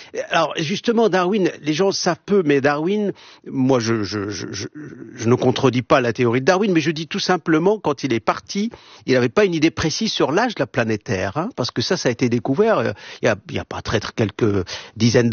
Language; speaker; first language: French; non-native, local second language; Arabic